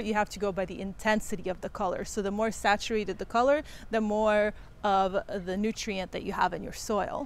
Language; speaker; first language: English; native; English